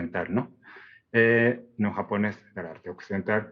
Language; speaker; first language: Spanish; non-native, fluent; Japanese